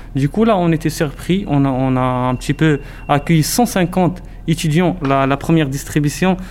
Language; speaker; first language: French; non-native, local second language; Arabic